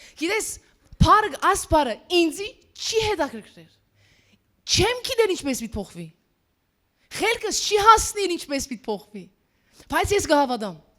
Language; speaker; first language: Armenian; early bilingual, heritage; Armenian